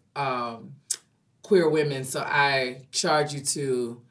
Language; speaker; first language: English; native; English